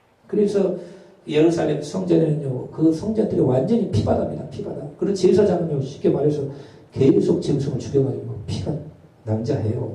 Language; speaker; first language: Korean; native; Korean